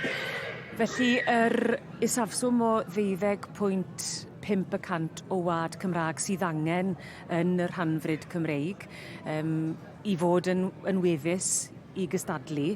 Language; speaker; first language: Welsh; native; Welsh